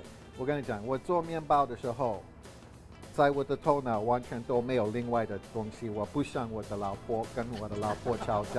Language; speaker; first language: Chinese; non-native, fluent; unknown